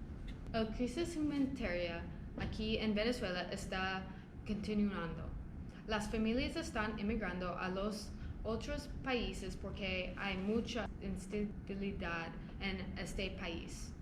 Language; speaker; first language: Spanish; non-native, learner; English